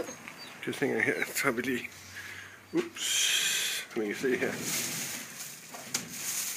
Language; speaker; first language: Danish; native; Danish